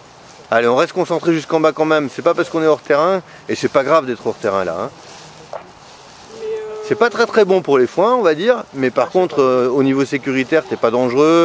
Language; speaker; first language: French; native; French